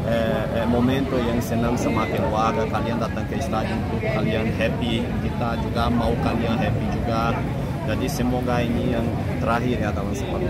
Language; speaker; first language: Indonesian; non-native, fluent; Portuguese